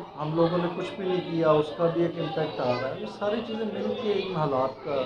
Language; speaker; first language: Urdu; non-native, local second language; Punjabi